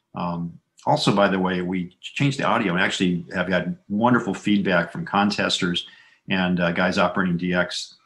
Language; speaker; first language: English; native; English